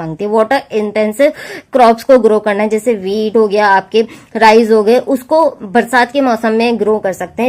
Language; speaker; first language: Hindi; native; Hindi